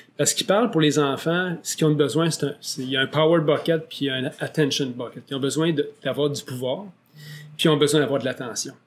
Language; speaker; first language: French; native; French